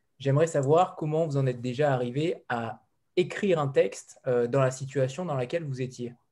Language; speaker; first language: French; native; French